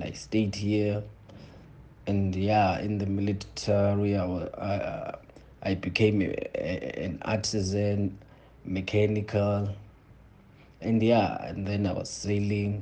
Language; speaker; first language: English; non-native, local second language; Xhosa